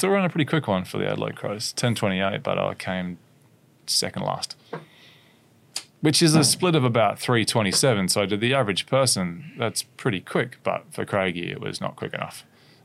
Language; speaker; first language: English; native; English